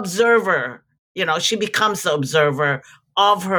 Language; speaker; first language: English; non-native, local second language; Filipino